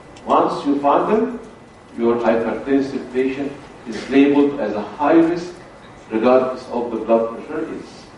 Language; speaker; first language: English; non-native, fluent; Arabic